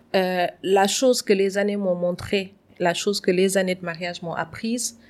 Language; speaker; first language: French; non-native, local second language; Wolof